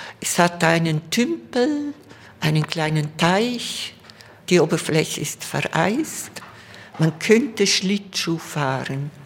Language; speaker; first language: German; non-native, local second language; Romansh